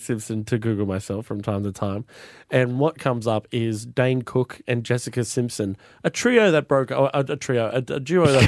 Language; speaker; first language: English; native; English